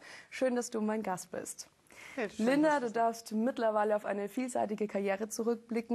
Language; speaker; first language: German; native; German